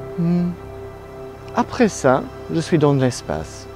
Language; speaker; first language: French; non-native, learner; Italian